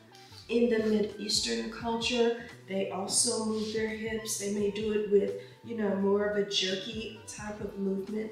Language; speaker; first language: English; native; English